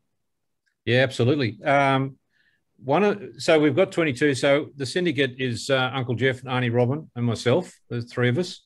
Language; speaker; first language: English; native; English